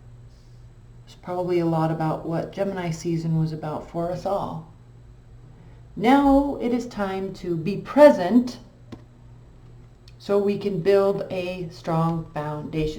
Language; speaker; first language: English; native; English